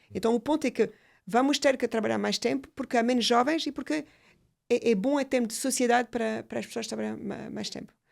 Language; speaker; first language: Portuguese; non-native, fluent; French